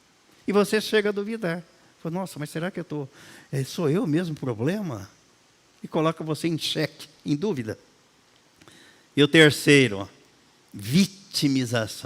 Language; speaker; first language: Portuguese; native; Portuguese